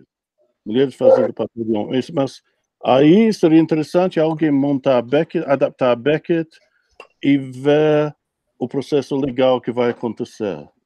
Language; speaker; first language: Portuguese; non-native, fluent; English